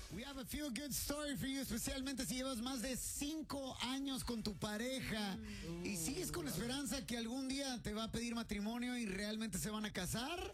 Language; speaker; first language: Spanish; early bilingual, heritage; Spanish